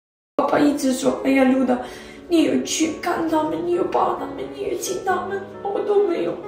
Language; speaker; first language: Chinese; non-native, learner; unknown